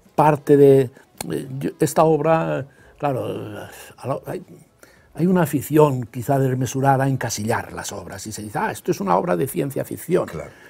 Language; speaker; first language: Spanish; non-native, local second language; Catalan